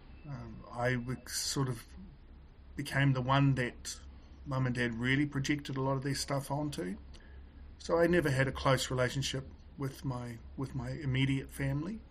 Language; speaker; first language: English; native; English